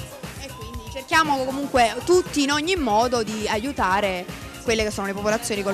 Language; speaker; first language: Italian; native; Italian